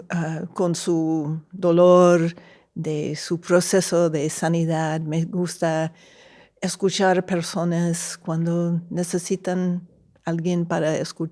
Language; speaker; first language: Spanish; non-native, fluent; English